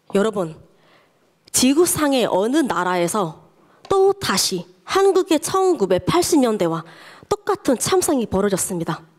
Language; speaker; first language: Korean; non-native, fluent; Burmese